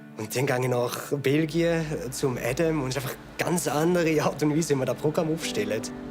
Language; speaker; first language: German; native; German